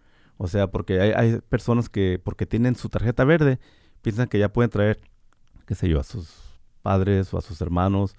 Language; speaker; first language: Spanish; native; Spanish